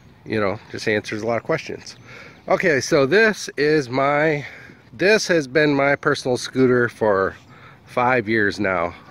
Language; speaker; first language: English; native; English